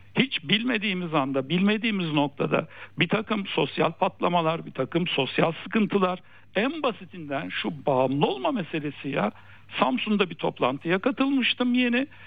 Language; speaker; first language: Turkish; native; Turkish